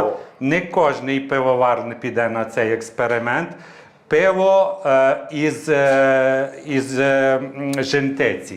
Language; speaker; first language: Ukrainian; native; Ukrainian